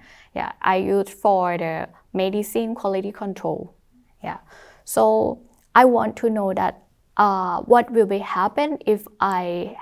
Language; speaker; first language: English; non-native, fluent; Thai